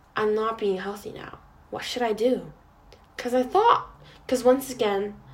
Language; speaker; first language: English; non-native, local second language; Cantonese